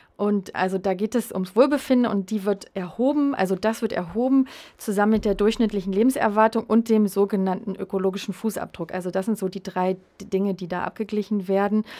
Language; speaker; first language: German; native; German